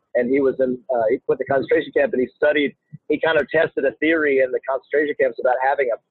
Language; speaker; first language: English; native; English